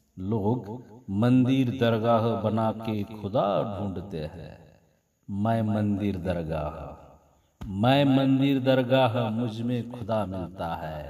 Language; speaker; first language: Hindi; non-native, local second language; Marathi